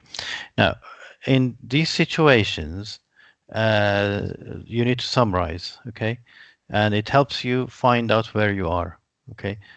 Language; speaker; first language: English; non-native, fluent; Persian